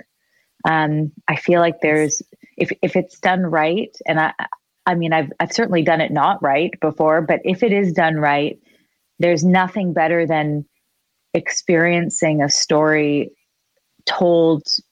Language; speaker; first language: English; native; English